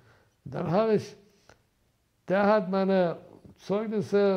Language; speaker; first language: German; non-native, fluent; Persian